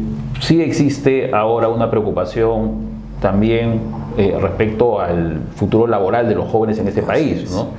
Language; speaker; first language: Spanish; native; Spanish